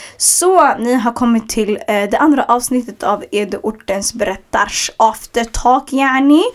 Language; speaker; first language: Swedish; early bilingual, other home language; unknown